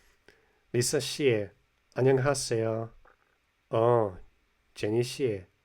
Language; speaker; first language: Korean; non-native, learner; English